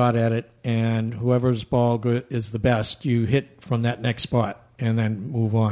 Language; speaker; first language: English; native; English